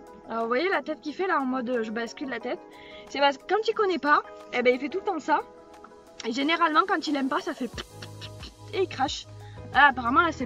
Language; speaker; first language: French; native; French